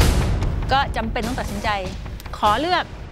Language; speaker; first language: Thai; native; Thai